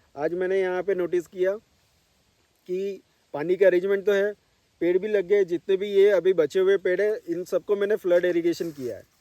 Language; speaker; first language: Hindi; non-native, local second language; Marathi